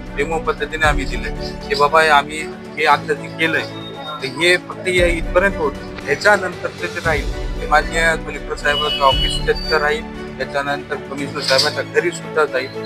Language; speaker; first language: Marathi; native; Marathi